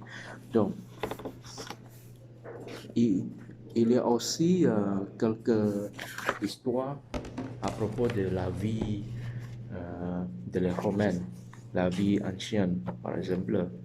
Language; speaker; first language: French; non-native, learner; Chinese